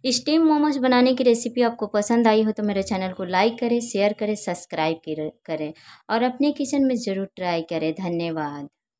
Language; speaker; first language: Hindi; native; Hindi